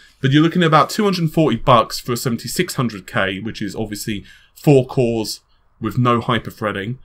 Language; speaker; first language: English; native; English